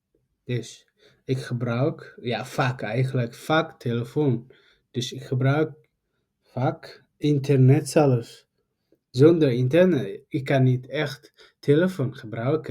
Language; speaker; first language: Dutch; non-native, learner; Tigrinya